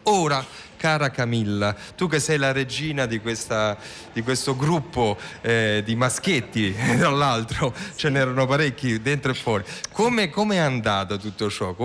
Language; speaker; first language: Italian; native; Italian